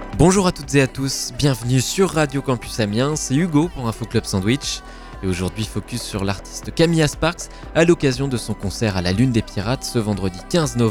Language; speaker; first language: French; native; French